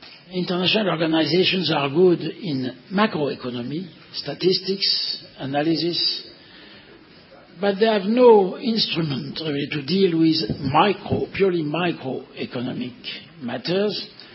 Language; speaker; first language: English; non-native, fluent; French